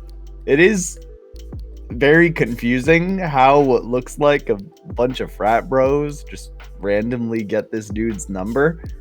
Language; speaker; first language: English; native; English